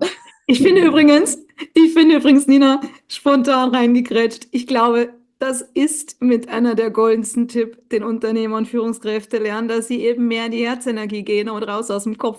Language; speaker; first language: German; native; German